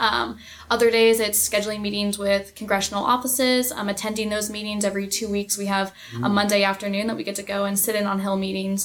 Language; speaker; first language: English; native; English